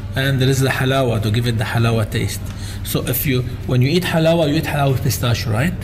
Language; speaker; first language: English; non-native, fluent; Arabic